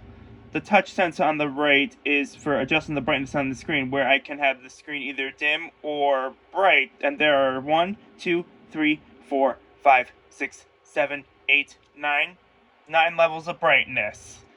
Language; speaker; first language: English; native; English